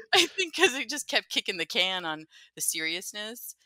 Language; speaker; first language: English; native; English